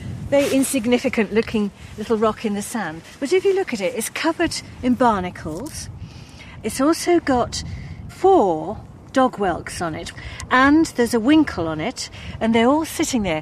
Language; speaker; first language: English; native; English